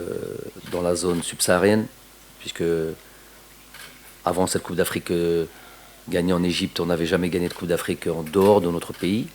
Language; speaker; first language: French; native; French